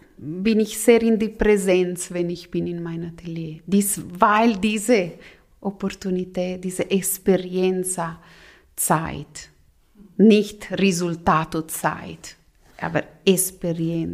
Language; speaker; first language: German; non-native, local second language; Italian